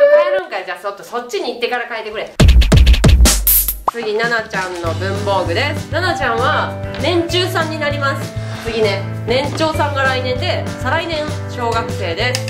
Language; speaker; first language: Japanese; native; Japanese